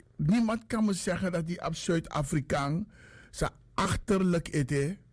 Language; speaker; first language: Dutch; native; Dutch